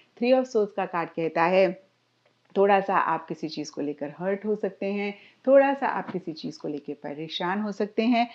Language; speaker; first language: Hindi; native; Hindi